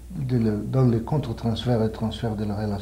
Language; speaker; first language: French; non-native, fluent; Portuguese